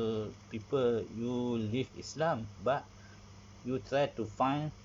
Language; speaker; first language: English; non-native, learner; Malay